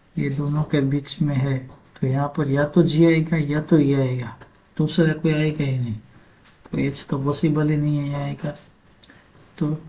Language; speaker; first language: Hindi; non-native, local second language; Gujarati